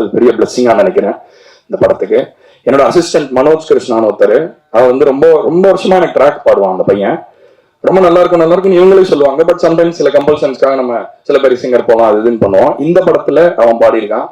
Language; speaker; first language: Tamil; native; Tamil